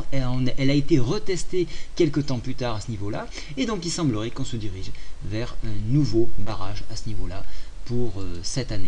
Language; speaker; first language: French; native; French